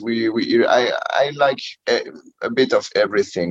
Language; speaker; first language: English; non-native, learner; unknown